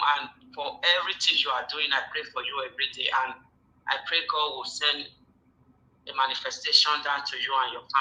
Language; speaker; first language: English; non-native, local second language; Bini